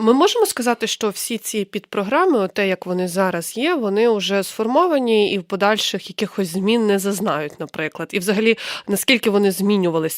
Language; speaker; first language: Ukrainian; native; Ukrainian